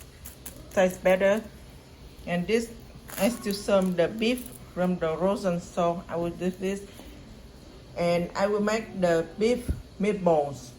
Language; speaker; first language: English; non-native, learner; Vietnamese